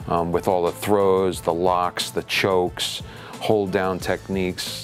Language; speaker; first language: English; native; English